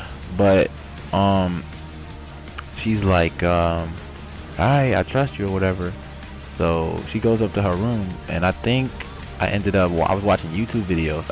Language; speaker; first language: English; native; English